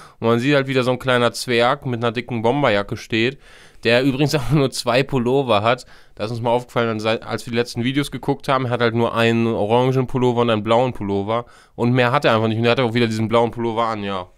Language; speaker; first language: German; native; German